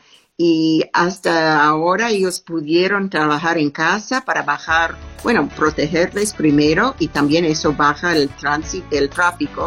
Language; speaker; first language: Spanish; non-native, fluent; English